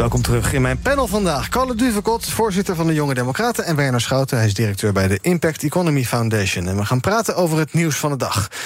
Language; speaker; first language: Dutch; native; Dutch